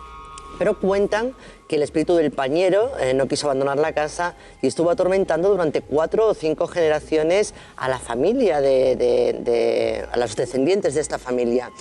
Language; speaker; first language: Spanish; native; Spanish